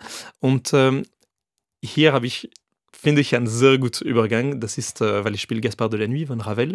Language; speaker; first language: German; non-native, fluent; French